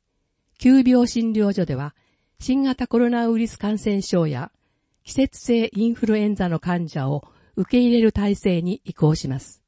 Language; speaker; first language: Japanese; native; Japanese